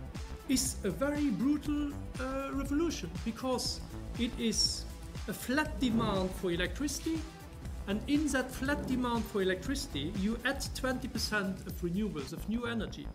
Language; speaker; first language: English; non-native, fluent; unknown